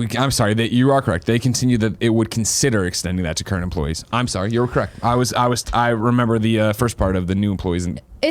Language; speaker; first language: English; native; English